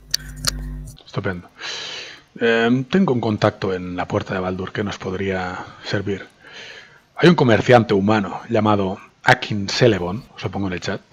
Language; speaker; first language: Spanish; native; Spanish